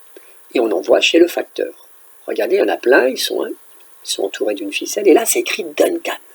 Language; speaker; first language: French; native; French